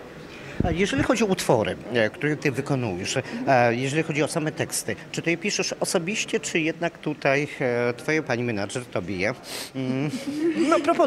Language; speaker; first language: Polish; native; Polish